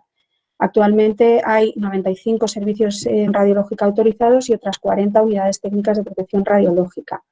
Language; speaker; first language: Spanish; native; Spanish